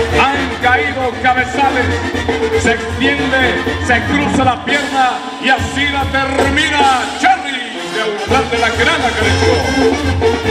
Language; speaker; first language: Spanish; native; Spanish